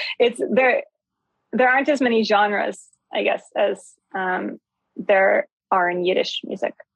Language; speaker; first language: English; native; English